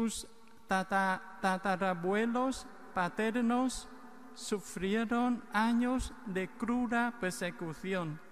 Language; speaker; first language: Spanish; non-native, fluent; Vietnamese